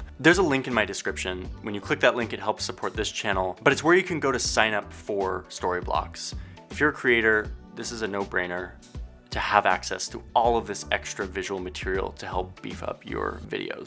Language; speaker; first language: English; native; English